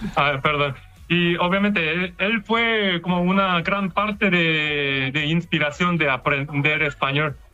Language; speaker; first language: Spanish; non-native, learner; Korean